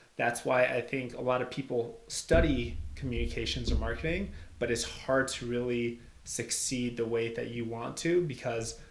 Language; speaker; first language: English; early bilingual, other home language; Albanian